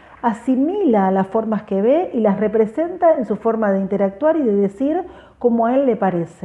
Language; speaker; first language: Spanish; native; Spanish